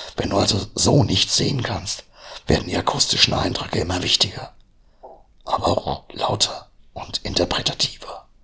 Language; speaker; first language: German; native; German